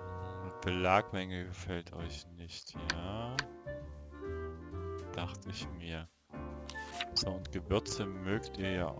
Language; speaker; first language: German; native; German